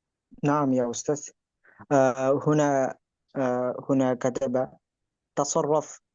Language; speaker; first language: Arabic; non-native, learner; Bangla